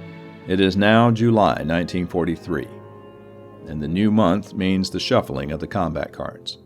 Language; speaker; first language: English; native; English